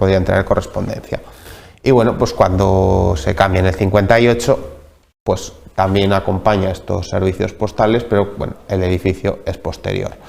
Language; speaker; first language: Spanish; native; Spanish